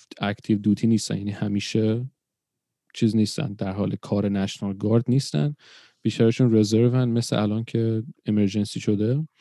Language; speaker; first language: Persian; early bilingual, other home language; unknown